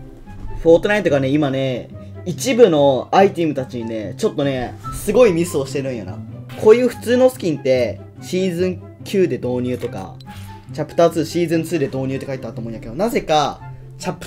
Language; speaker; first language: Japanese; native; Japanese